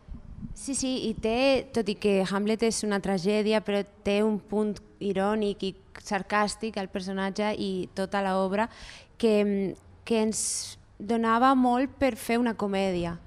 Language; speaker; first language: Catalan; non-native, fluent; Spanish